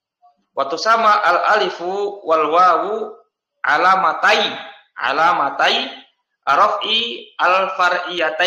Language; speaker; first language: Arabic; non-native, fluent; Indonesian